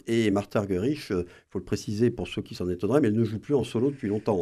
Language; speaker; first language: French; native; French